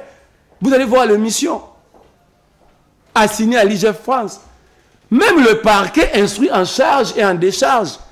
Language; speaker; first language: French; non-native, local second language; Lingala